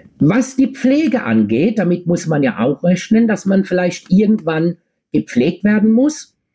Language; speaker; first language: German; native; German